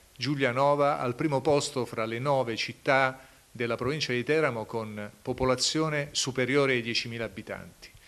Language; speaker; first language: Italian; native; Italian